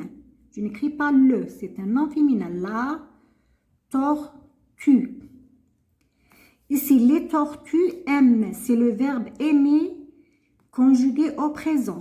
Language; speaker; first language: French; non-native, local second language; Arabic